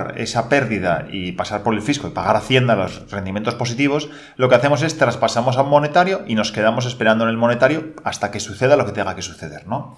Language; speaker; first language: Spanish; native; Spanish